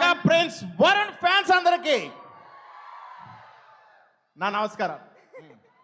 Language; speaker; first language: Telugu; native; Telugu